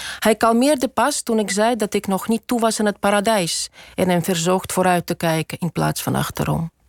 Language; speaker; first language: Dutch; non-native, fluent; Russian